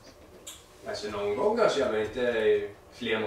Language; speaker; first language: Swedish; native; Swedish